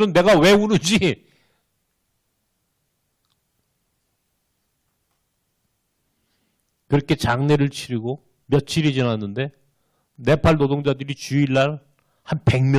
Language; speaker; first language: Korean; native; Korean